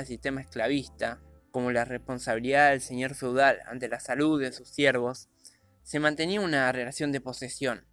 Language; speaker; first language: Spanish; native; Spanish